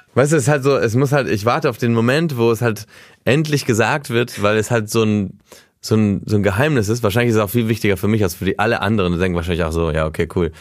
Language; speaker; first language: German; early bilingual, heritage; German